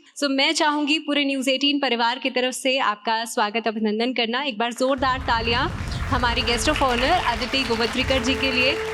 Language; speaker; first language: Hindi; native; Hindi